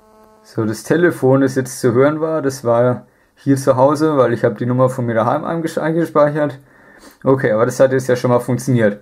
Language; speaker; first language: German; native; German